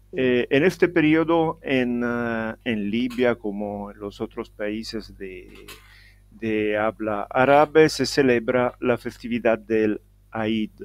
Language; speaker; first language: Spanish; non-native, fluent; Italian